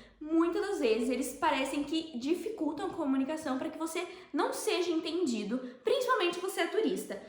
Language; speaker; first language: Portuguese; native; Portuguese